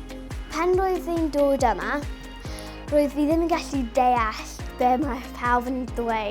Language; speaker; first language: Welsh; non-native, local second language; English